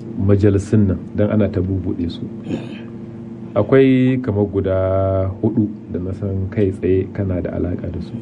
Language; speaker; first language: Hausa; native; Hausa